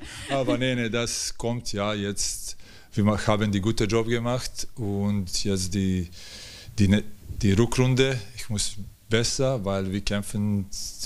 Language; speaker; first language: German; non-native, learner; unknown